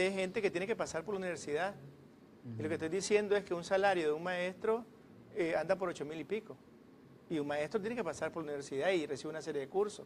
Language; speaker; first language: Spanish; native; Spanish